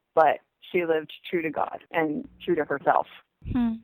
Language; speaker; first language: English; native; English